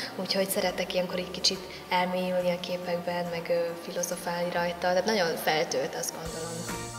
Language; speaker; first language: Hungarian; early bilingual, other home language; Vietnamese